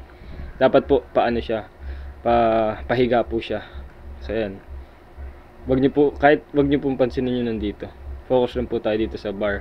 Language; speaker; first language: Filipino; native; Filipino